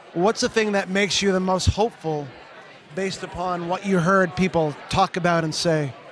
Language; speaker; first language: English; early bilingual, other home language; Portuguese